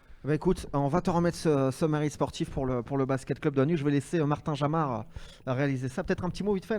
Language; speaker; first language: French; native; French